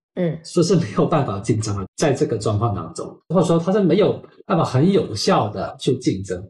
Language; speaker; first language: Chinese; non-native, local second language; Cantonese